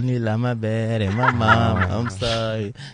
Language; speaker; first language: English; non-native, local second language; Shona